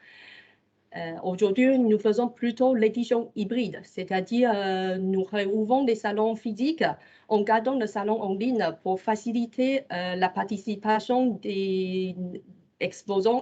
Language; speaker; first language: French; non-native, fluent; Chinese